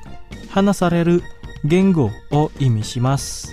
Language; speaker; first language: Japanese; non-native, fluent; Indonesian